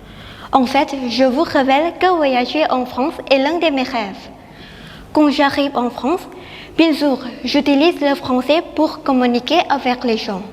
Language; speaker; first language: French; non-native, learner; Thai